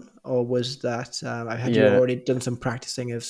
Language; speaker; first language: English; native; English